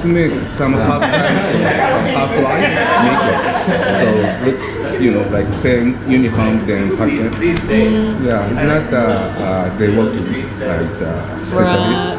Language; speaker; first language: English; non-native, learner; Japanese